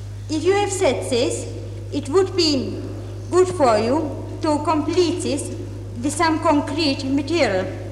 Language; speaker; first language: English; non-native, fluent; Czech